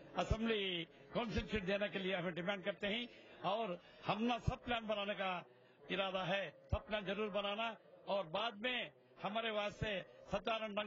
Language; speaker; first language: Urdu; native; Urdu